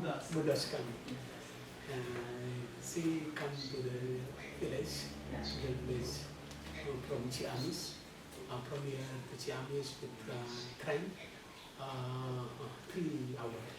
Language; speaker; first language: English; non-native, learner; Sundanese